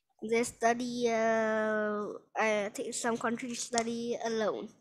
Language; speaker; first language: English; non-native, learner; Vietnamese